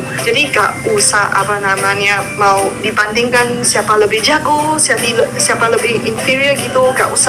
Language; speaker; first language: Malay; non-native, local second language; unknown